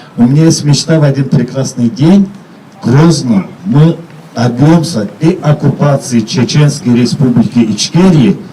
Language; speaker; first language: Russian; non-native, local second language; Chechen